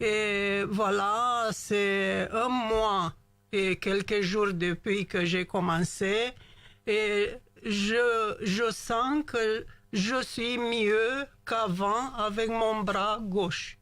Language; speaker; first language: French; non-native, learner; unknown